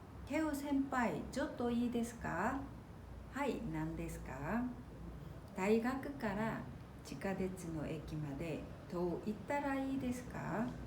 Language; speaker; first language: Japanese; non-native, fluent; Korean